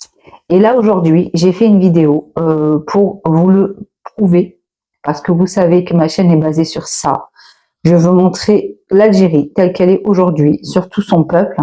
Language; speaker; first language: French; native; French